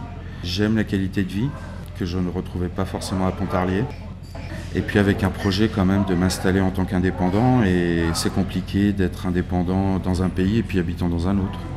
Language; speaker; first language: French; native; French